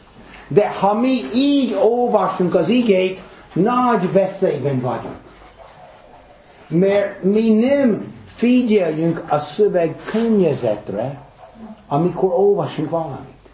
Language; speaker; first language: Hungarian; non-native, fluent; English